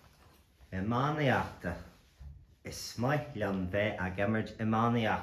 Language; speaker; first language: Irish; non-native, local second language; English